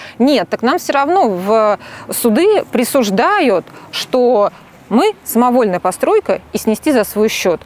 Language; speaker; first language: Russian; native; Russian